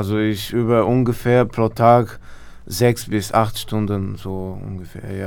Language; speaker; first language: German; non-native, fluent; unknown